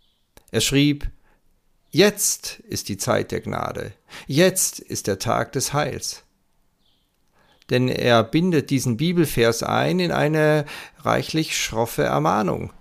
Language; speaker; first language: German; native; German